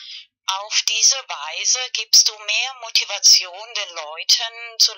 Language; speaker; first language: German; non-native, fluent; Spanish